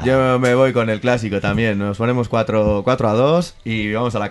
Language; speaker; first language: Spanish; native; Spanish